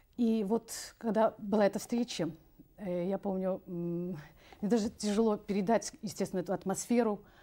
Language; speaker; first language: Russian; native; Russian